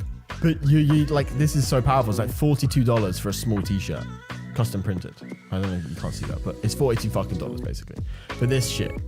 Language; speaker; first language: English; native; English